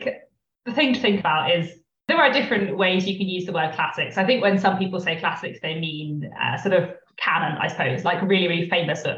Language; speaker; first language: English; native; English